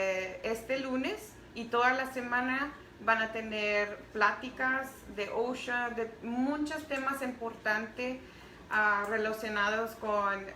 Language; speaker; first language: Spanish; early bilingual, heritage; Spanish